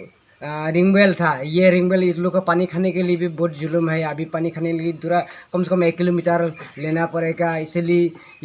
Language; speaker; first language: Hindi; non-native, local second language; Khasi